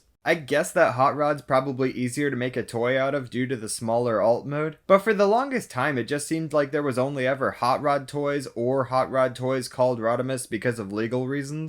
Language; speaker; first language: English; native; English